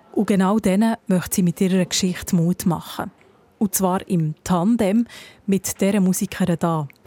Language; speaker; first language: German; native; German